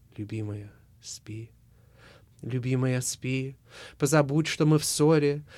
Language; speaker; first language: Russian; early bilingual, heritage; Russian